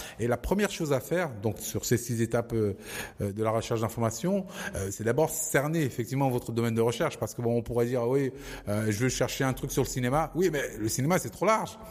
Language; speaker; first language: French; early bilingual, other home language; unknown